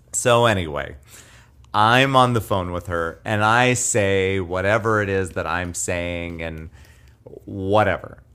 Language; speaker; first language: English; native; English